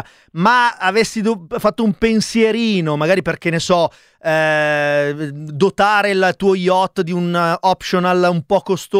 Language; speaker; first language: Italian; native; Italian